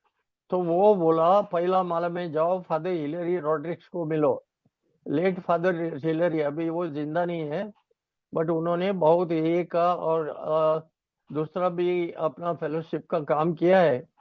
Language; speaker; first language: Hindi; non-native, local second language; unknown